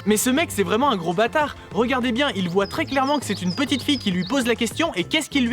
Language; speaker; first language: French; native; French